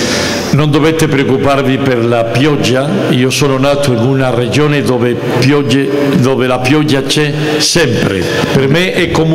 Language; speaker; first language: Italian; non-native, fluent; Spanish